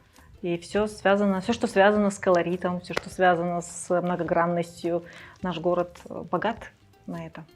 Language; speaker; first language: Russian; early bilingual, other home language; Georgian